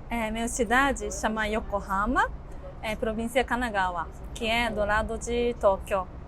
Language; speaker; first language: Portuguese; non-native, learner; Japanese